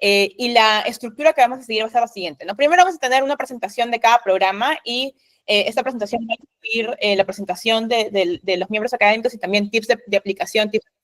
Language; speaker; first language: Spanish; native; Spanish